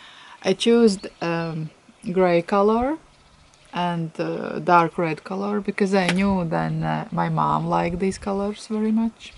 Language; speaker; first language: English; non-native, fluent; Latvian